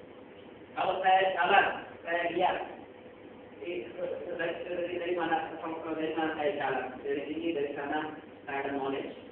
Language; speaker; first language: Indonesian; non-native, learner; Hindi